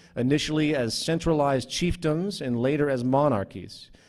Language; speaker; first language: English; native; English